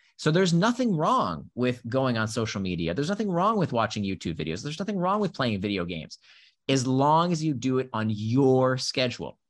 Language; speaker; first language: English; early bilingual, other home language; Hebrew